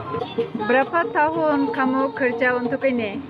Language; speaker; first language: Indonesian; non-native, learner; English